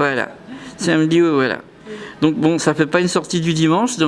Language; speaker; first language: French; native; French